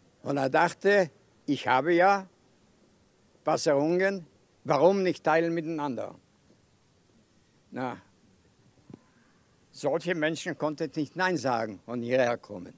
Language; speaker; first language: German; non-native, fluent; Yiddish